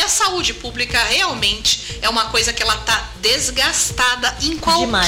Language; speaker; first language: Portuguese; native; Portuguese